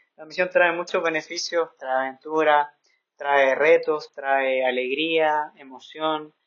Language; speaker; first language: Spanish; native; Spanish